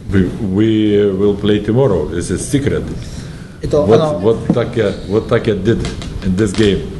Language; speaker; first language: English; non-native, learner; Lithuanian